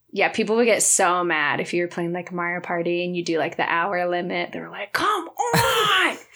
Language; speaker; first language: English; native; English